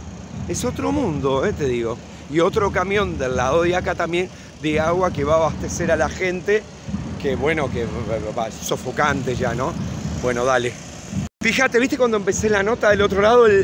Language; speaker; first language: Spanish; native; Spanish